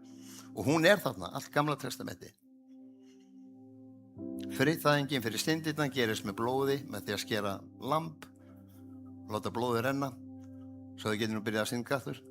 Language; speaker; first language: Icelandic; native; Icelandic